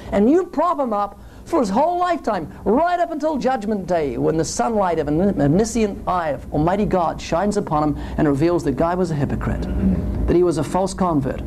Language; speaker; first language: English; native; English